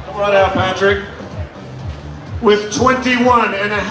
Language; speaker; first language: English; native; English